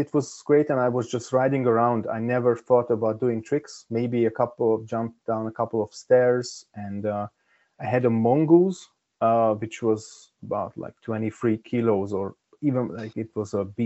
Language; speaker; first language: English; non-native, fluent; Hungarian